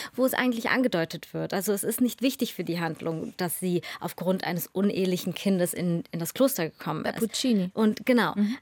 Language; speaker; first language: German; native; German